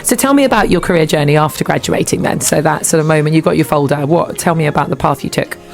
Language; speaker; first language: English; native; English